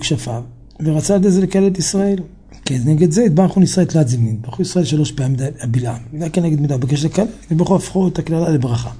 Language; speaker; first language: Hebrew; native; Hebrew